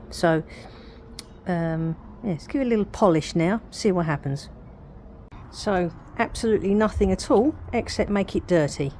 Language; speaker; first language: English; native; English